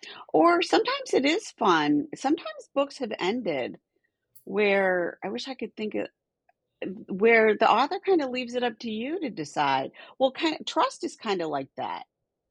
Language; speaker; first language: English; native; English